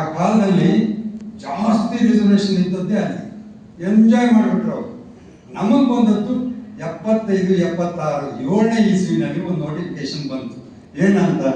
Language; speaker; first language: Kannada; non-native, local second language; Lambadi